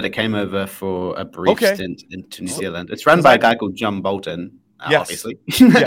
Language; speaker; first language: English; native; English